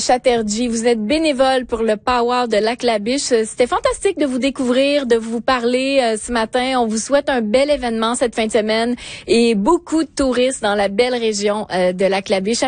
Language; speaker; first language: French; native; French